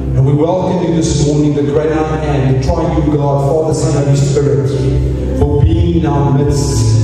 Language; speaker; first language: English; non-native, local second language; Afrikaans